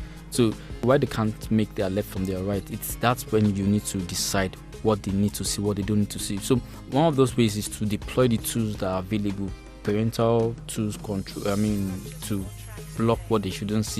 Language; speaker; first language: English; non-native, local second language; Yoruba